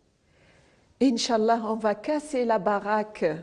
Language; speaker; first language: French; non-native, local second language; Arabic